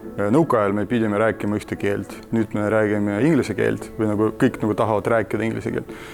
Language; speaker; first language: Estonian; non-native, local second language; Russian